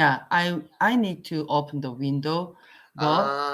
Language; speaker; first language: English; non-native, learner; Korean